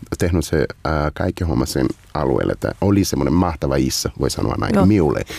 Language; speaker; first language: Finnish; non-native, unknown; Portuguese